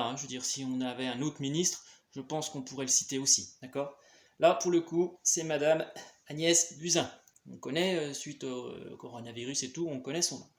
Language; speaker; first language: French; native; French